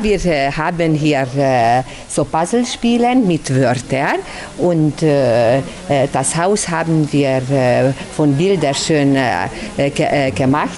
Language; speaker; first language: German; non-native, local second language; Hungarian